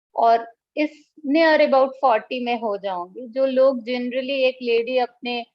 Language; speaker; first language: Hindi; non-native, local second language; Bangla